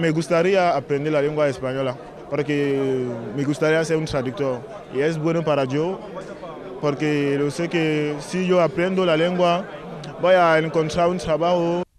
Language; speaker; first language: Spanish; non-native, learner; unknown